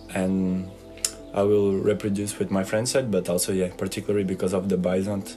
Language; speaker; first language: English; non-native, fluent; Portuguese